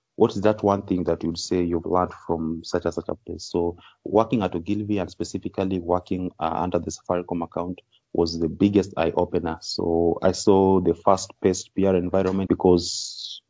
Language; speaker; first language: English; non-native, local second language; Luo (Kenya and Tanzania)